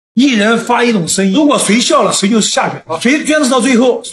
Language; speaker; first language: Chinese; native; Chinese